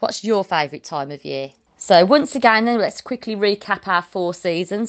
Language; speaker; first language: English; native; English